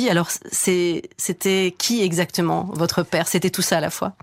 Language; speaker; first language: French; native; French